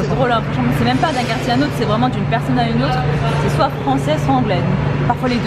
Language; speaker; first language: French; native; French